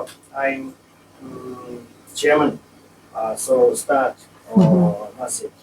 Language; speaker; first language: English; non-native, learner; Japanese